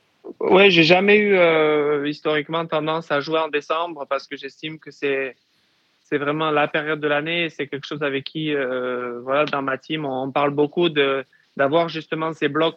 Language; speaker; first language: French; native; French